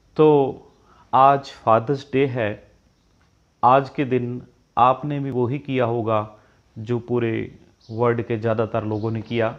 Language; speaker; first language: Hindi; non-native, local second language; Punjabi